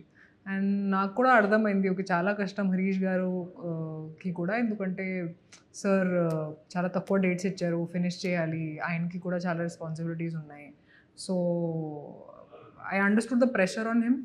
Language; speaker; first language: Telugu; non-native, fluent; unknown